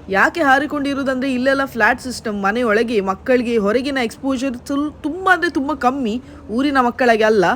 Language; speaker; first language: Kannada; non-native, local second language; Tulu